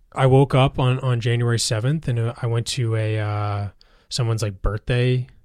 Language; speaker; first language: English; native; English